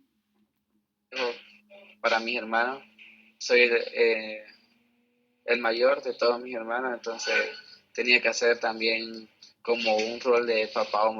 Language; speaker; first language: Spanish; native; Spanish